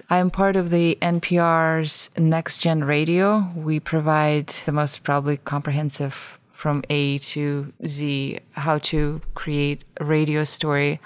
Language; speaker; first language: English; non-native, fluent; Russian